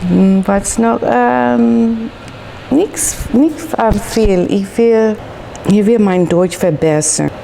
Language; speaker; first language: German; non-native, learner; English